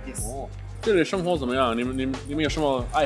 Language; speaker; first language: Chinese; non-native, fluent; English